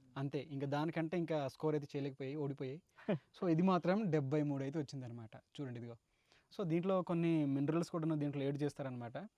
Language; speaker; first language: Telugu; native; Telugu